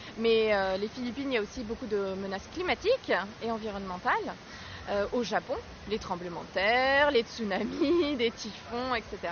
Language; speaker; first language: French; native; French